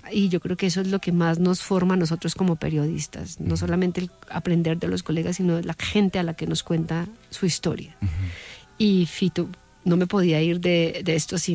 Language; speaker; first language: Spanish; native; Spanish